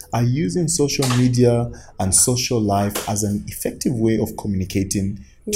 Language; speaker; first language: English; non-native, local second language; Bemba